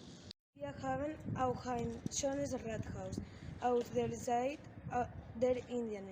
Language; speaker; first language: German; non-native, learner; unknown